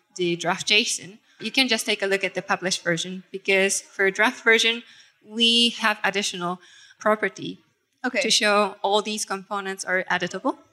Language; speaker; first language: English; non-native, fluent; Japanese